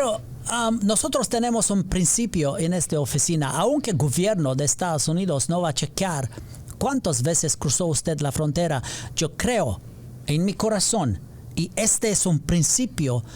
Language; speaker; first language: Spanish; non-native, learner; English